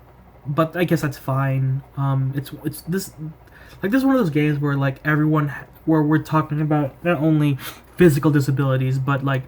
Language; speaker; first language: English; native; English